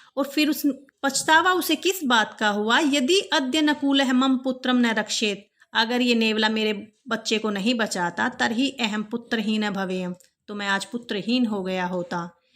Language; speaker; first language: Hindi; native; Hindi